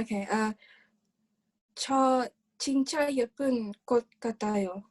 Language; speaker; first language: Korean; non-native, learner; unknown